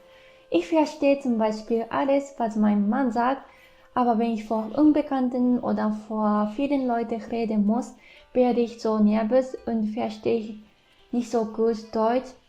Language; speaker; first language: German; non-native, fluent; Japanese